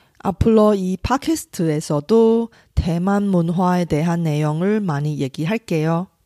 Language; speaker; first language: Korean; non-native, fluent; Chinese